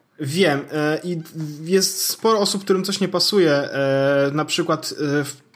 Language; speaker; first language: Polish; native; Polish